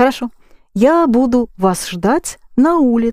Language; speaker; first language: Russian; non-native, fluent; English